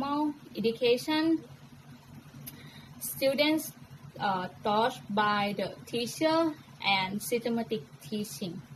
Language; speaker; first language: English; non-native, learner; Thai